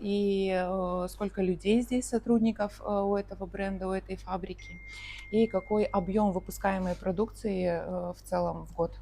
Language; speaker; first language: Russian; native; Russian